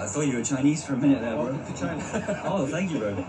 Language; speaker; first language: English; native; English